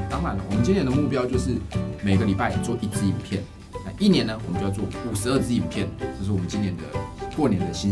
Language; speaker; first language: Chinese; native; Chinese